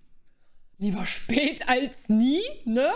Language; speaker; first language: German; native; German